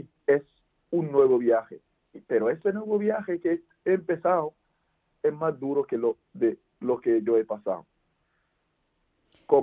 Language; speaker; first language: Spanish; non-native, fluent; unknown